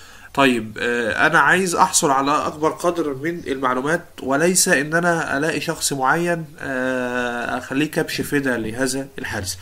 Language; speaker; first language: Arabic; native; Arabic